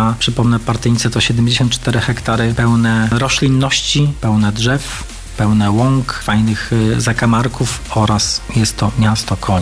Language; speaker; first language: Polish; native; Polish